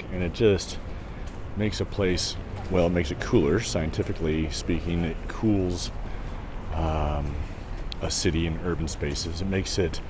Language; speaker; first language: English; native; English